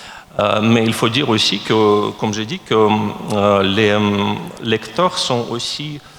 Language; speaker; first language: French; non-native, fluent; Russian